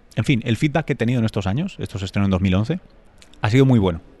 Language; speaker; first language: Spanish; native; Spanish